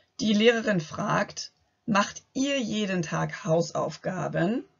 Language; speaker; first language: German; non-native, fluent; French